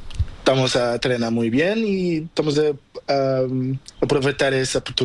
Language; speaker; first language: Spanish; non-native, learner; Portuguese